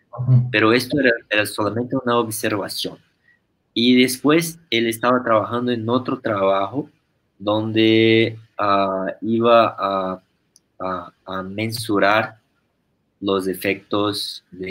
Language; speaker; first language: Spanish; non-native, fluent; Portuguese